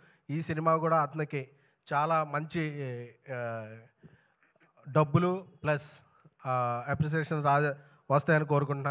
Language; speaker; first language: Telugu; native; Telugu